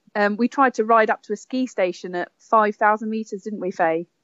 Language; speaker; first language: English; native; English